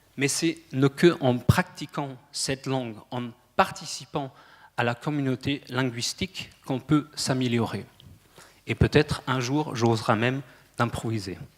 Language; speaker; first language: French; non-native, fluent; German